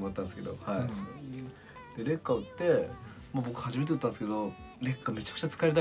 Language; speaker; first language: Japanese; native; Japanese